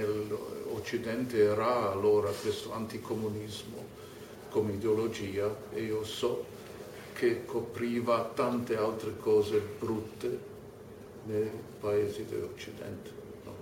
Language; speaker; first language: Italian; non-native, fluent; German